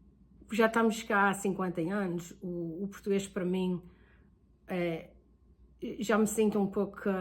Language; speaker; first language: Portuguese; early bilingual, heritage; Portuguese